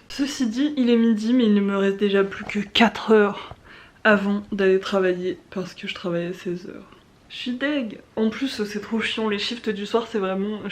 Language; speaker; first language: French; native; French